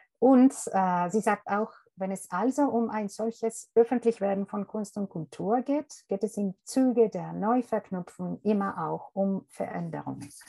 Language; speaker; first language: German; non-native, fluent; Spanish